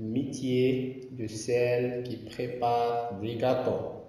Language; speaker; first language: French; non-native, local second language; Arabic